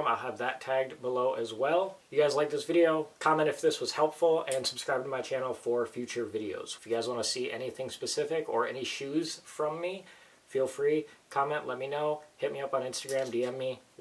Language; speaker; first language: English; native; English